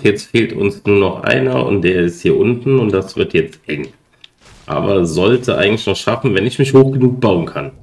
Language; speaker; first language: German; native; German